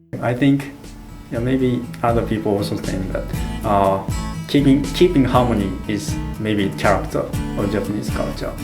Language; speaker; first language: English; non-native, fluent; Japanese